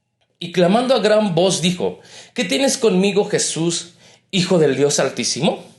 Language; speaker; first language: Spanish; native; Spanish